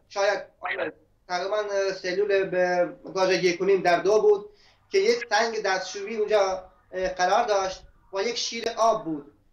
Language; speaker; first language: Persian; non-native, local second language; Baluchi